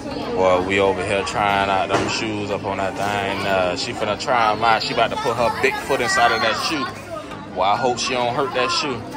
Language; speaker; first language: English; native; English